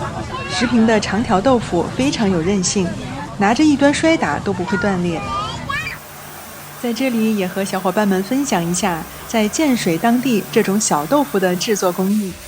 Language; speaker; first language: Chinese; native; Chinese